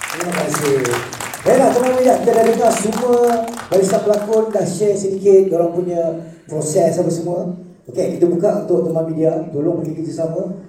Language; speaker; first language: Malay; native; Malay